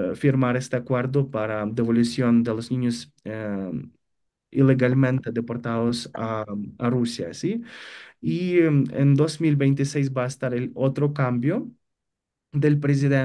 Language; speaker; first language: Spanish; non-native, fluent; Ukrainian